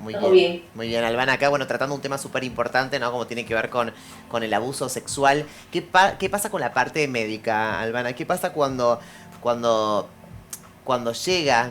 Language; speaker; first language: Spanish; native; Spanish